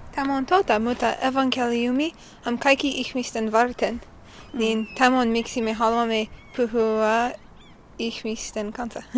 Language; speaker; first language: Finnish; non-native, learner; English